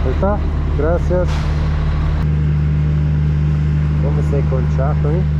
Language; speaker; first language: Spanish; non-native, learner; Italian